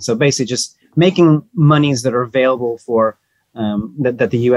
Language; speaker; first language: English; native; English